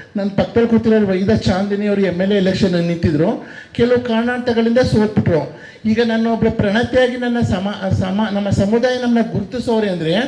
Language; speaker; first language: Kannada; native; Kannada